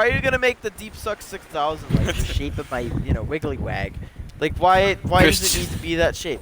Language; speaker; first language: English; native; English